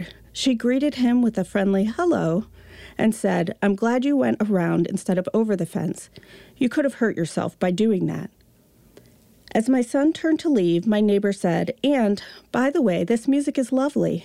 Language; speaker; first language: English; native; English